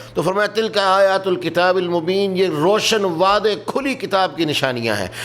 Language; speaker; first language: Urdu; native; Urdu